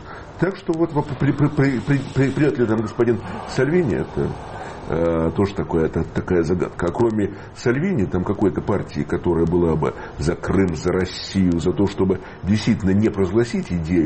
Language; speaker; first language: Russian; native; Russian